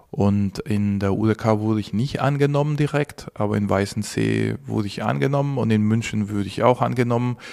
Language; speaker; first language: German; non-native, fluent; Spanish